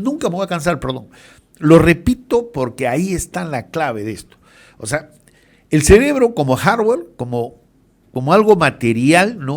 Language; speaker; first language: Spanish; native; Spanish